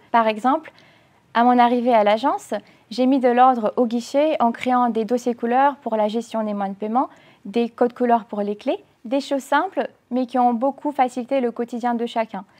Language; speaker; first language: French; non-native, fluent; Romanian